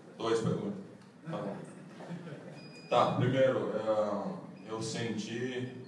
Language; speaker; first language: Portuguese; non-native, learner; English